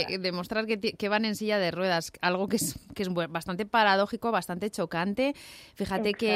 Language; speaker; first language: Spanish; native; Spanish